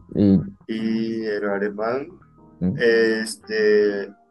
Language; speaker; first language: Spanish; non-native, fluent; Japanese